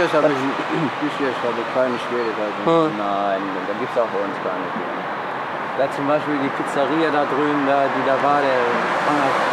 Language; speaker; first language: German; non-native, learner; Turkish